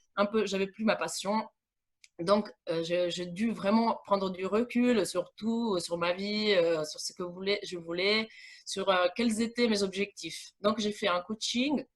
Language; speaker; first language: French; non-native, fluent; Italian